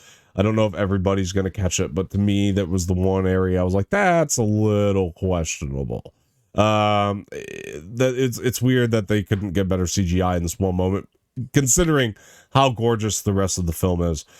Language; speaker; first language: English; native; English